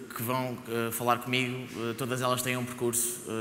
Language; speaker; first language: Portuguese; native; Portuguese